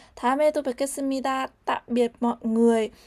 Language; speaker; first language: Korean; non-native, learner; Vietnamese